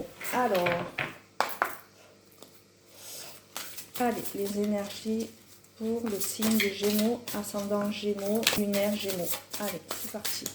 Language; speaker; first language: French; native; French